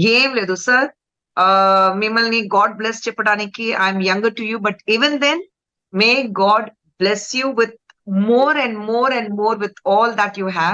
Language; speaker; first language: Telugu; non-native, fluent; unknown